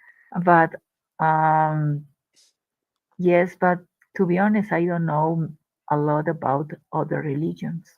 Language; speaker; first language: English; non-native, learner; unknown